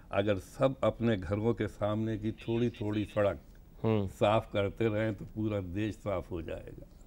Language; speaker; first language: Hindi; native; Hindi